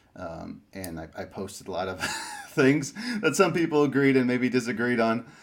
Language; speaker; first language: English; native; English